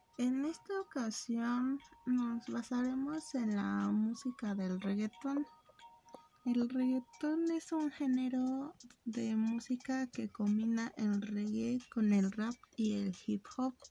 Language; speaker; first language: Spanish; native; Spanish